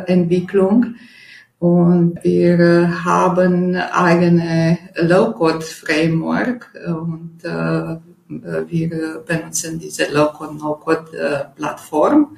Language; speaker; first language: German; non-native, fluent; Romanian